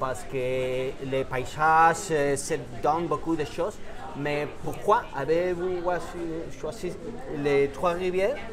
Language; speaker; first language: French; non-native, fluent; Spanish